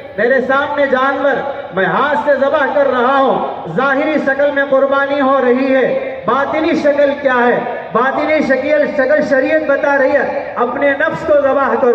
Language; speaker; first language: Urdu; native; Urdu